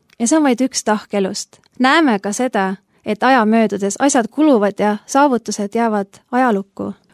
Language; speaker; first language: Estonian; native; Estonian